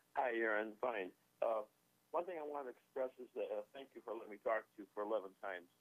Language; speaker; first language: English; native; English